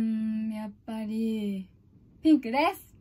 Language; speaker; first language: Japanese; native; Japanese